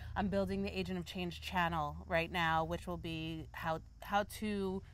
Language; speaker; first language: English; native; English